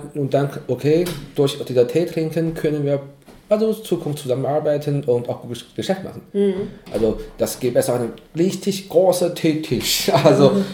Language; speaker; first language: German; non-native, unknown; Chinese